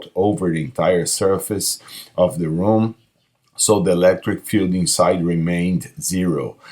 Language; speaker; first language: English; non-native, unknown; Portuguese